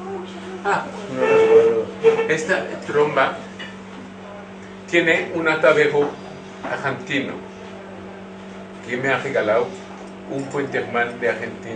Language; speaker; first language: Spanish; non-native, learner; French